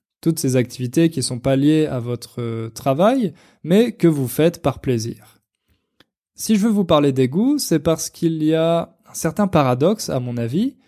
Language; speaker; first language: French; native; French